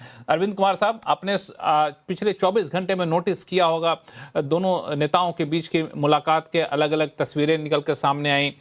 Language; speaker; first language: Hindi; native; Hindi